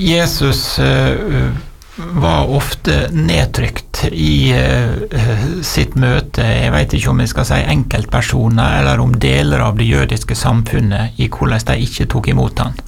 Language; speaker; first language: Norwegian; native; Norwegian